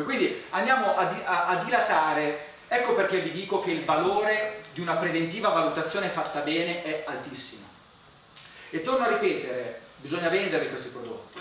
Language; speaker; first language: Italian; native; Italian